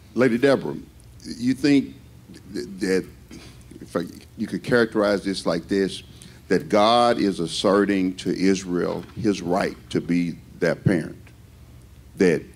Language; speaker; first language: English; native; English